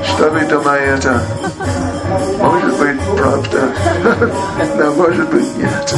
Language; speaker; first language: Russian; non-native, learner; English